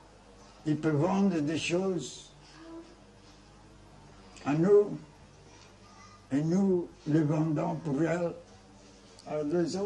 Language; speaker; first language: French; non-native, learner; Chinese